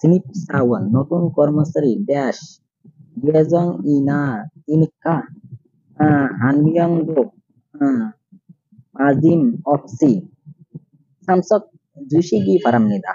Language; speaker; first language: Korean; non-native, learner; Bangla